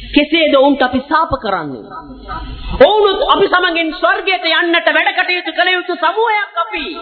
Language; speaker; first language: Sinhala; native; Sinhala